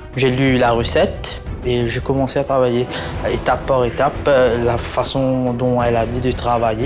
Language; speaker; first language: French; non-native, local second language; Morisyen